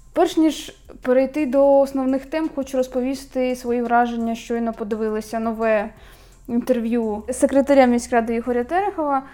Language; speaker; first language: Ukrainian; native; Ukrainian